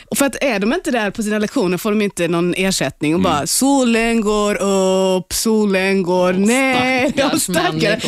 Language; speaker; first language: Swedish; native; Swedish